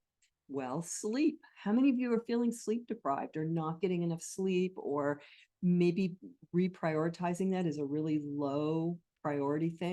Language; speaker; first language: English; native; English